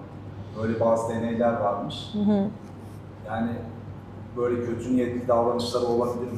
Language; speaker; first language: Turkish; native; Turkish